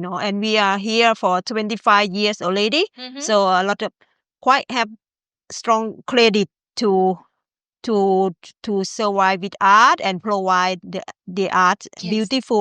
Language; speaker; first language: English; non-native, learner; Thai